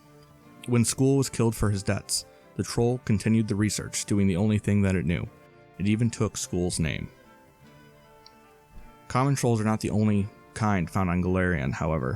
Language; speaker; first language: English; native; English